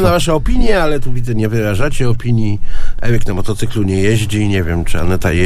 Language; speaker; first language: Polish; native; Polish